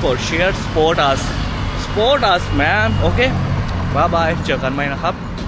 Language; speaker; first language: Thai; non-native, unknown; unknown